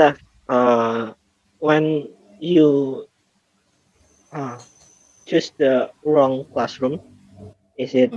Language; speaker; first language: English; non-native, learner; Indonesian